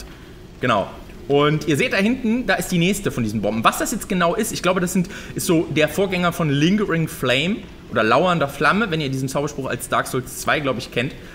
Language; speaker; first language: German; native; German